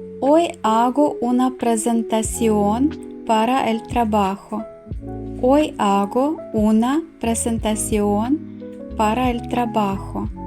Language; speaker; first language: Spanish; non-native, fluent; Ukrainian